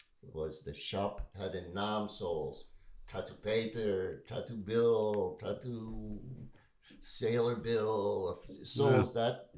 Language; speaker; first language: Dutch; non-native, learner; English